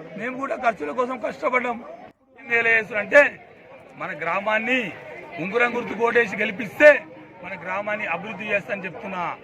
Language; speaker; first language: Telugu; native; Telugu